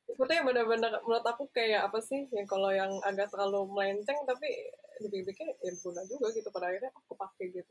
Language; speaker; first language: Indonesian; non-native, local second language; English